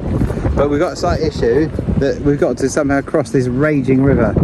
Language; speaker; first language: English; native; English